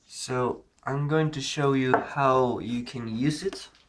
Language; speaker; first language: English; non-native, learner; Spanish